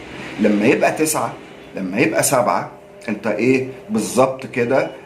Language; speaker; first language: Arabic; native; Arabic